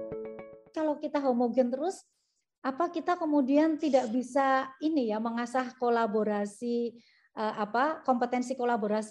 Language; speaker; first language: Indonesian; native; Indonesian